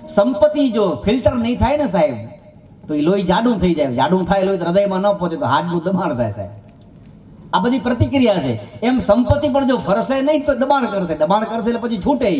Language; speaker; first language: Gujarati; non-native, local second language; Kachhi